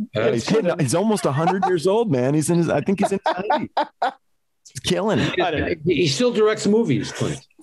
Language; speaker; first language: English; native; English